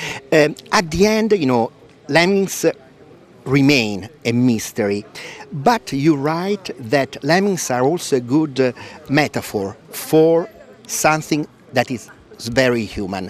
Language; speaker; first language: English; non-native, fluent; Italian